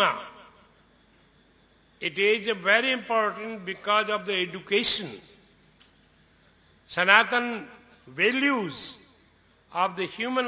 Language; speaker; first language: Hindi; non-native, local second language; Marwari